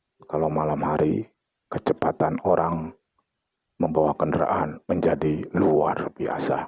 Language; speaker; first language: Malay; non-native, local second language; Achinese